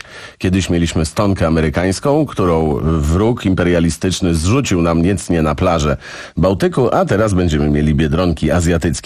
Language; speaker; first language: Polish; native; Polish